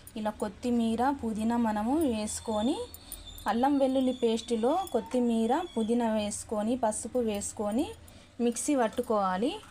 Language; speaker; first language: Telugu; non-native, local second language; Hindi